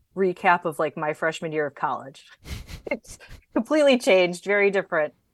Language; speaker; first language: English; native; English